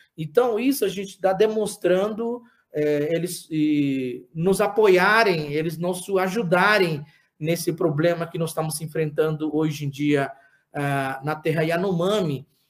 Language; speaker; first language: Portuguese; non-native, local second language; Yanomámi